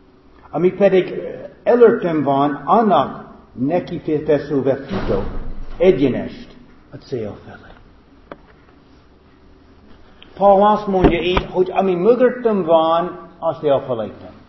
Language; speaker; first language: Hungarian; non-native, fluent; English